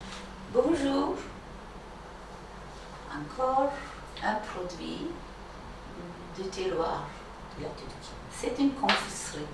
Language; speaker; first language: French; non-native, fluent; Turkish